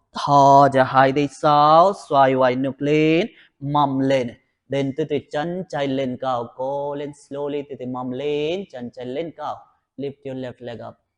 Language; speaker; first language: Vietnamese; non-native, learner; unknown